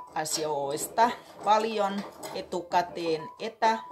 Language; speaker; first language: Finnish; non-native, learner; Thai